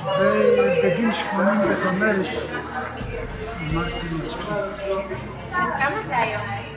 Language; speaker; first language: Hebrew; non-native, fluent; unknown